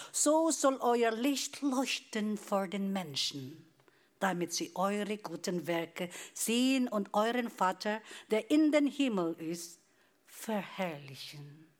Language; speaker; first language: German; non-native, fluent; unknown